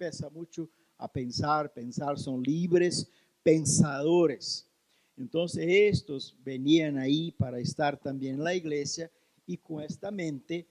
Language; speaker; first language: Spanish; non-native, learner; Portuguese